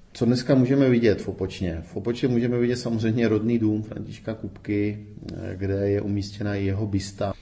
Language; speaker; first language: Czech; native; Czech